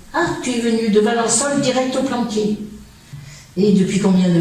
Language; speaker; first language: French; native; French